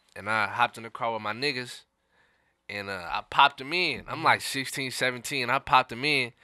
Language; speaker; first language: English; native; English